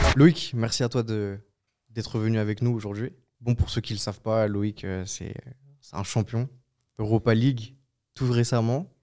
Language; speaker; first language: French; native; French